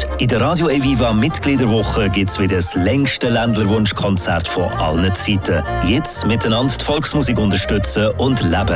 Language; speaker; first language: German; native; German